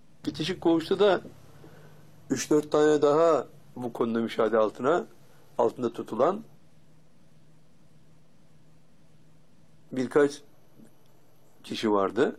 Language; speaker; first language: Turkish; native; Turkish